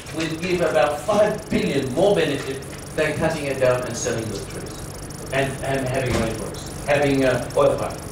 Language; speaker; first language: English; native; English